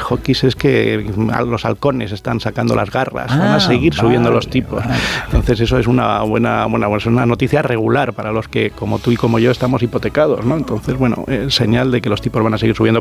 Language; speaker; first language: Spanish; native; Spanish